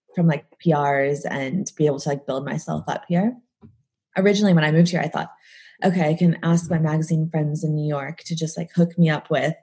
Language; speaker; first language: English; native; English